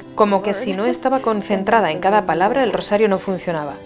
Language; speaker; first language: Spanish; non-native, fluent; German